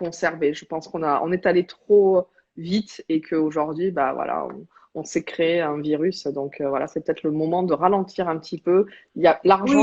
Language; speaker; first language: French; native; French